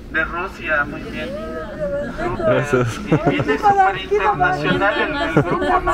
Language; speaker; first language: Spanish; native; Spanish